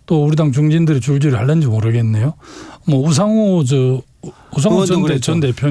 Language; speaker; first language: Korean; native; Korean